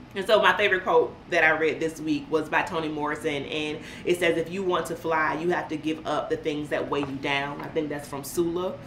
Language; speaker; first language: English; native; English